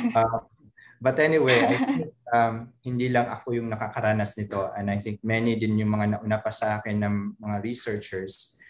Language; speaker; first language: Filipino; native; Filipino